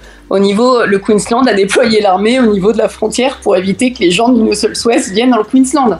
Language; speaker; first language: French; native; French